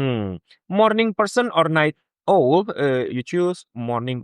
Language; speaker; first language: English; non-native, fluent; Indonesian